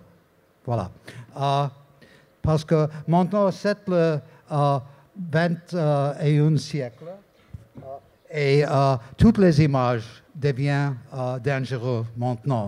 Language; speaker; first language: French; non-native, learner; English